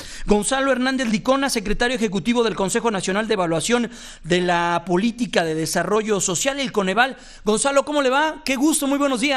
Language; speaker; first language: Spanish; native; Spanish